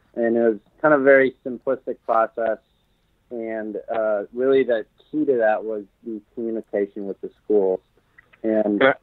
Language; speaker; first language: English; native; English